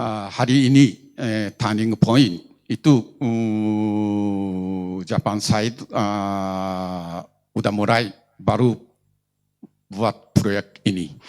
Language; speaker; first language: Indonesian; non-native, learner; Japanese